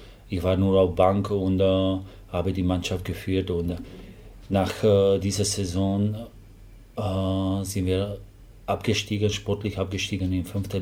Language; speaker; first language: German; non-native, fluent; Slovak